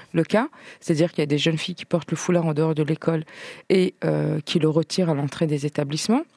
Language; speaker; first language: French; native; French